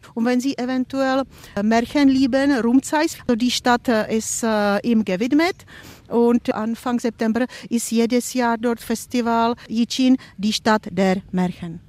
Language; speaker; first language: German; non-native, fluent; Czech